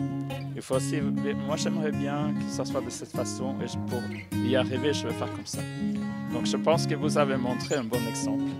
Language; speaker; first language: French; non-native, fluent; Norwegian